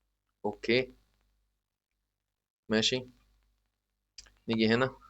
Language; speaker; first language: Arabic; native; Arabic